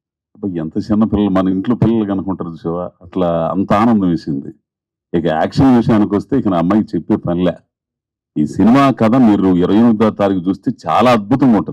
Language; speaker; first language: Telugu; native; Telugu